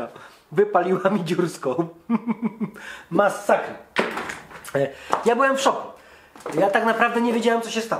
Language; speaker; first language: Polish; native; Polish